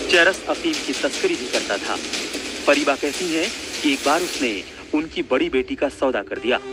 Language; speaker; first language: Hindi; native; Hindi